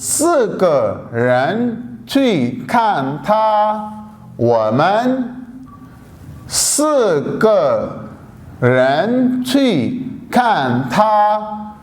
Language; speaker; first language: Chinese; non-native, fluent; Urdu